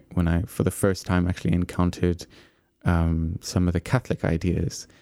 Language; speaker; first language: English; native; English